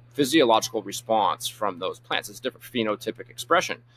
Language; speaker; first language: English; native; English